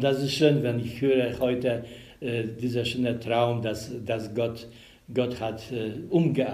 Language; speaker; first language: German; non-native, learner; Polish